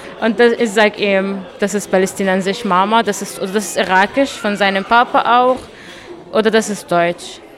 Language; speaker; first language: German; non-native, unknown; Arabic